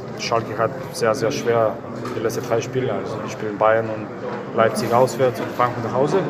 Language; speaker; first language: German; non-native, learner; Croatian